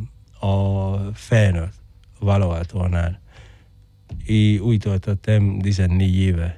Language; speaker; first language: Hungarian; non-native, fluent; Spanish